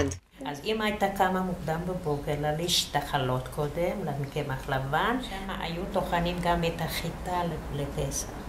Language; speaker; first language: Hebrew; non-native, fluent; Yiddish